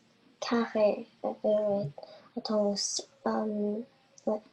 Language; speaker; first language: French; early bilingual, other home language; Chinese